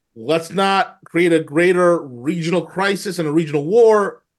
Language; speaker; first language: English; native; English